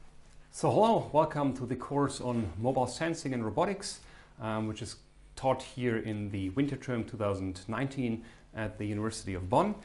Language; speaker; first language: English; non-native, fluent; German